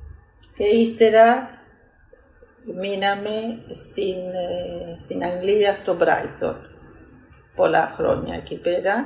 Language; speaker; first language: Greek; early bilingual, heritage; Greek